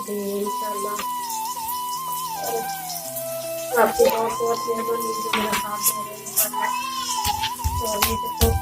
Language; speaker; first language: Hindi; non-native, local second language; Punjabi